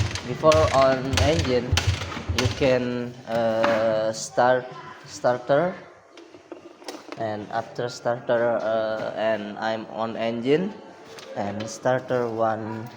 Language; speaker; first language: English; non-native, learner; Indonesian